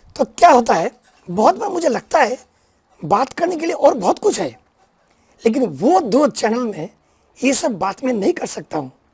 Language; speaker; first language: Hindi; non-native, local second language; Bangla